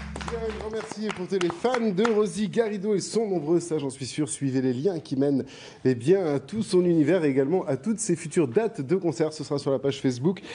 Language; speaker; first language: French; native; French